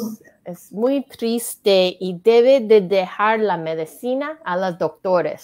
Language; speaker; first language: Spanish; non-native, learner; English